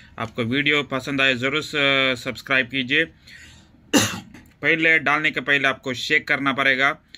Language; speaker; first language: Hindi; non-native, local second language; Kannada